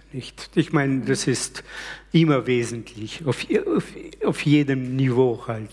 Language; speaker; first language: German; early bilingual, other home language; Slovenian